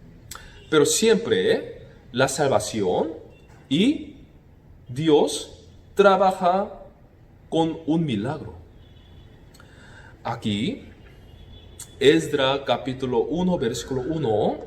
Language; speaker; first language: Spanish; non-native, fluent; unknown